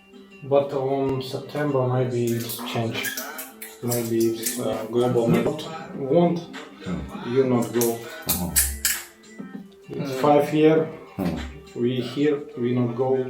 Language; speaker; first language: English; non-native, learner; Russian